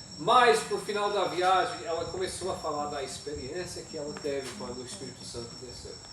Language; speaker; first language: Portuguese; non-native, fluent; English